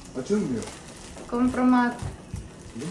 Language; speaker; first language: Turkish; non-native, fluent; Ukrainian